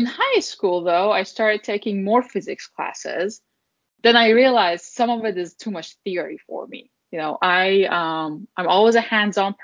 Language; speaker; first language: English; non-native, fluent; Persian